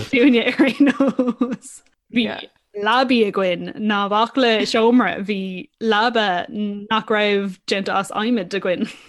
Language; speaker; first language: Irish; non-native, local second language; English